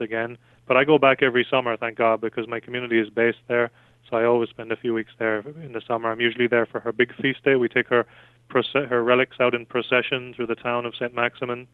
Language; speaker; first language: English; native; English